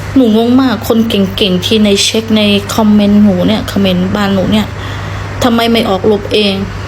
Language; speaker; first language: Thai; non-native, fluent; Khmer